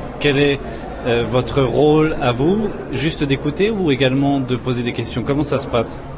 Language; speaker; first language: French; native; French